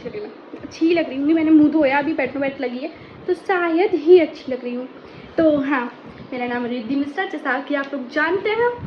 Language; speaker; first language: Hindi; native; Hindi